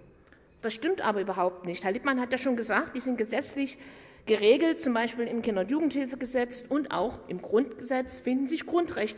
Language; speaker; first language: German; native; German